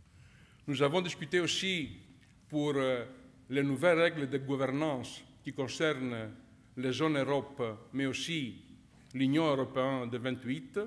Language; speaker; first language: French; non-native, fluent; Greek